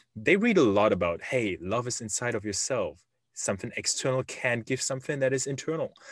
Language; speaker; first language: English; non-native, fluent; German